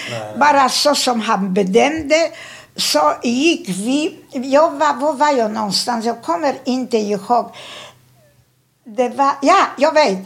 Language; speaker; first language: Swedish; non-native, fluent; Polish